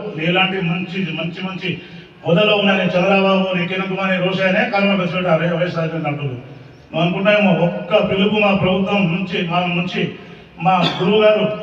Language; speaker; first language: Telugu; non-native, local second language; Lambadi